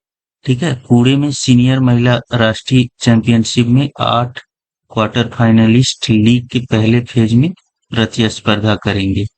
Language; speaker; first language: Hindi; native; Hindi